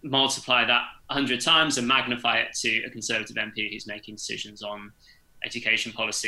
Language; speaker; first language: English; native; English